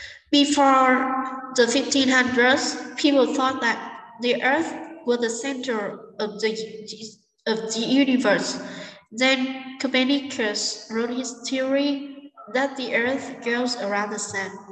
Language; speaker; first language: English; non-native, fluent; Vietnamese